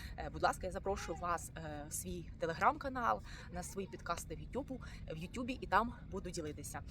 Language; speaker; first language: Ukrainian; non-native, local second language; Russian